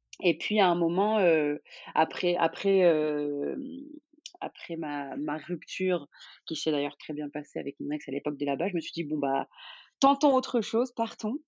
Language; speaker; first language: French; non-native, local second language; Arabic